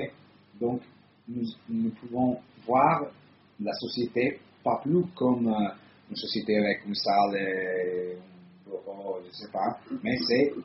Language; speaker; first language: French; non-native, fluent; Italian